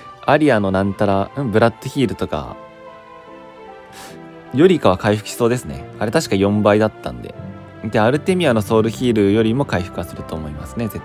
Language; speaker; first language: Japanese; native; Japanese